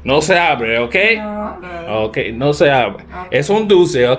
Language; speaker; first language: Spanish; non-native, learner; English